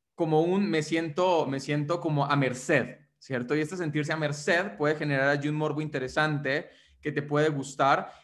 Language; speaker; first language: Spanish; native; Spanish